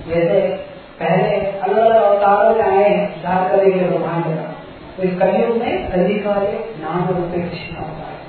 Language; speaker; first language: Hindi; non-native, local second language; Marathi